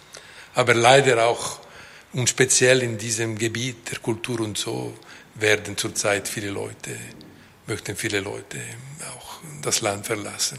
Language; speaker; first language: German; non-native, fluent; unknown